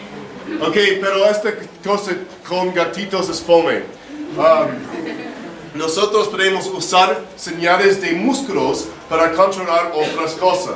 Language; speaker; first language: Spanish; non-native, learner; English